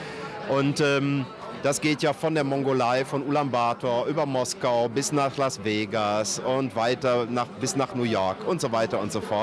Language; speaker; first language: German; native; German